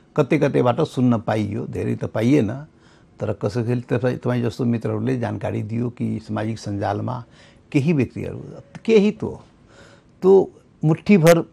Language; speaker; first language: Nepali; non-native, local second language; Maithili